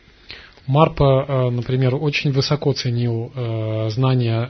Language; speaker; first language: Russian; native; Russian